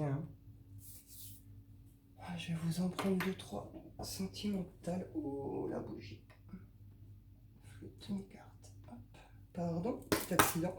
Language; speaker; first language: French; native; French